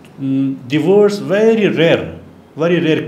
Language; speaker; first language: English; non-native, learner; Persian